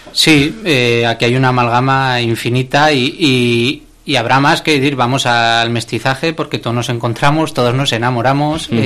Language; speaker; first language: Spanish; native; Spanish